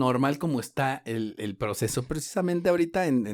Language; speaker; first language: Spanish; native; Spanish